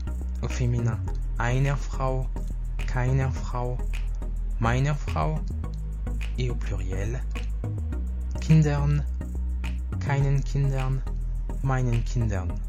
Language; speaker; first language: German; non-native, fluent; French